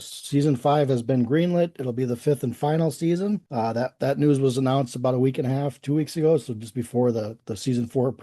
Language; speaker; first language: English; native; English